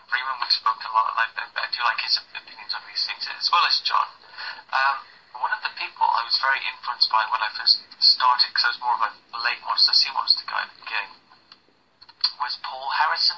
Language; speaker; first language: English; native; English